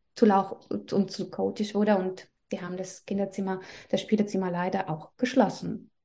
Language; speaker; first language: German; non-native, fluent; Russian